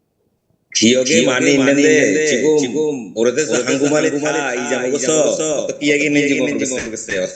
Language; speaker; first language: Korean; non-native, learner; Bangla